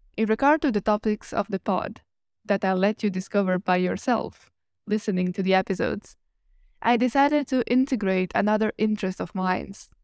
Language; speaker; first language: English; non-native, fluent; Italian